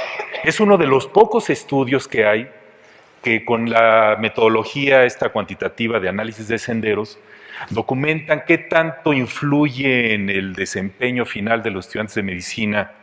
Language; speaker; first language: Spanish; native; Spanish